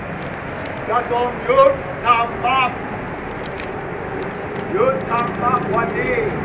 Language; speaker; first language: Thai; non-native, learner; English